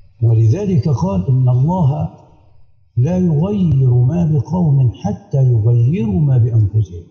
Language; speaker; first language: Arabic; native; Arabic